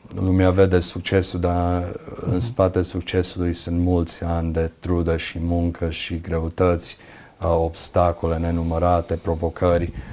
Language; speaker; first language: Romanian; early bilingual, other home language; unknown